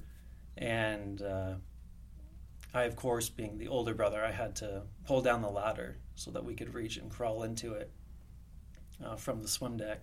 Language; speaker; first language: English; native; English